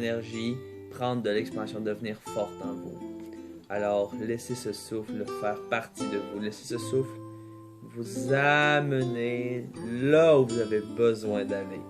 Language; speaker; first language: French; native; French